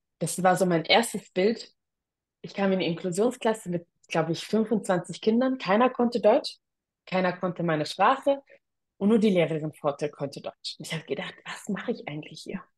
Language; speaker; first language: German; early bilingual, other home language; Tigrinya